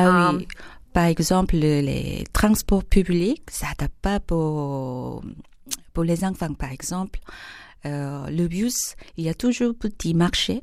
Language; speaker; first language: French; non-native, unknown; Korean